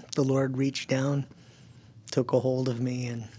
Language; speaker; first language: English; early bilingual, other home language; German